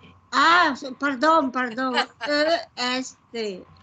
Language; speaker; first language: French; non-native, learner; Italian